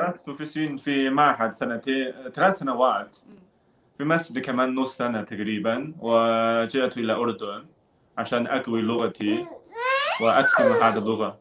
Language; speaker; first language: Arabic; non-native, learner; Chinese